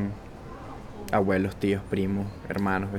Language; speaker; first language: Spanish; native; Spanish